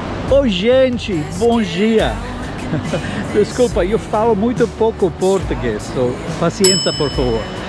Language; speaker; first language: Portuguese; non-native, learner; Punjabi